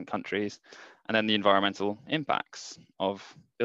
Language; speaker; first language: English; native; English